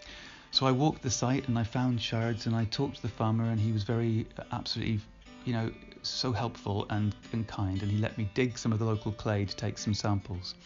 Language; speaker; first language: English; native; English